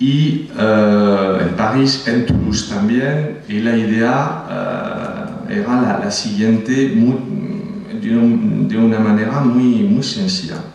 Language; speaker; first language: Spanish; non-native, fluent; French